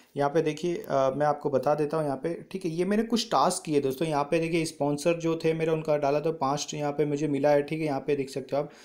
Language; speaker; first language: Hindi; native; Hindi